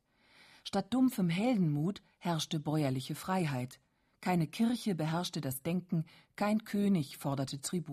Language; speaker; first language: German; native; German